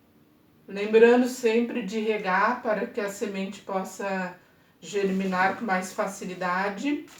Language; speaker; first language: Portuguese; native; Portuguese